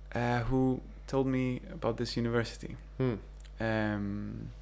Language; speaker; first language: English; early bilingual, other home language; Greek